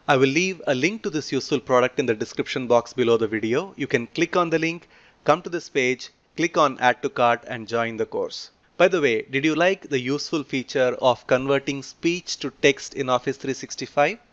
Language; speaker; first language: English; non-native, local second language; Telugu